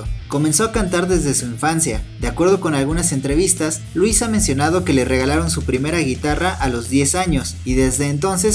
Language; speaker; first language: Spanish; native; Spanish